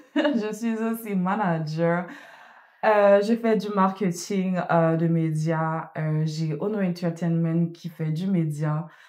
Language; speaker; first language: French; non-native, local second language; Haitian Creole